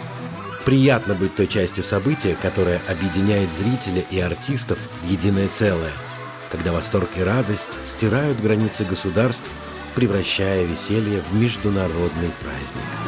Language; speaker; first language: Russian; native; Russian